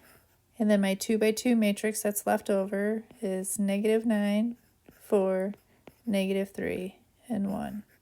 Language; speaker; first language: English; native; English